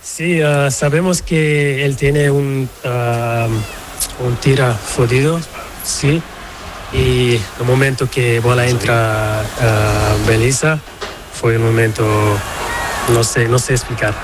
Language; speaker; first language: Spanish; non-native, learner; Portuguese